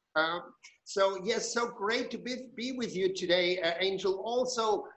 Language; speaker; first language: English; non-native, fluent; German